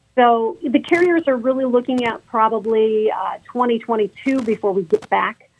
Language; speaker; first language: English; native; English